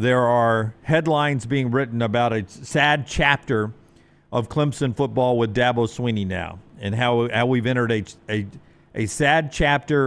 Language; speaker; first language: English; native; English